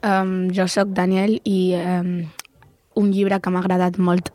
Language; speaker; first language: Catalan; non-native, local second language; Spanish